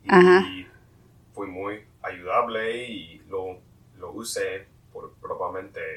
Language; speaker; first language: Spanish; non-native, learner; English